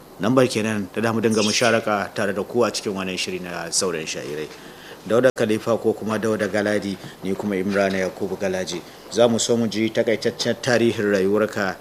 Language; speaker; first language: Hausa; native; Hausa